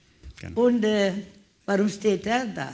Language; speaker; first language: German; non-native, learner; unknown